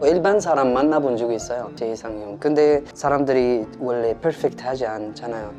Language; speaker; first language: Korean; non-native, learner; Arabic